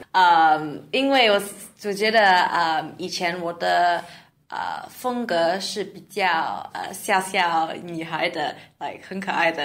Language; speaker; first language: Chinese; non-native, learner; English